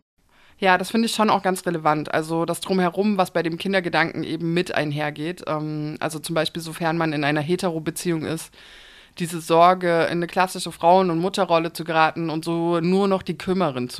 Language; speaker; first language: German; native; German